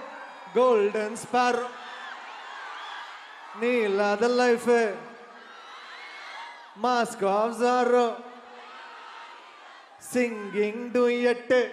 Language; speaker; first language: Tamil; native; Tamil